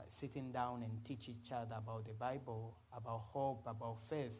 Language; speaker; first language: English; non-native, fluent; Swahili